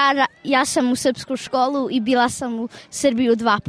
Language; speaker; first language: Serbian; early bilingual, heritage; Serbian